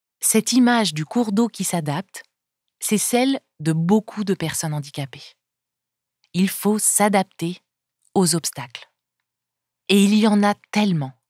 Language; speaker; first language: French; native; French